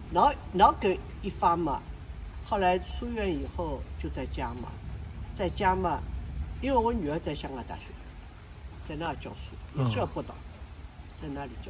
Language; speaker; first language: Chinese; non-native, local second language; Wu Chinese